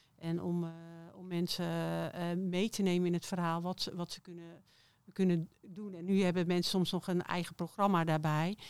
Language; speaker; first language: Dutch; native; Dutch